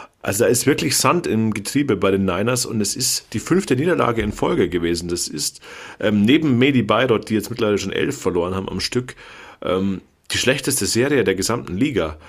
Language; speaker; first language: German; native; German